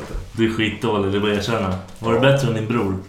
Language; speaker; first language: Swedish; native; Swedish